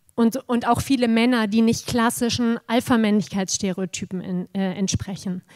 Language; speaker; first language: German; native; German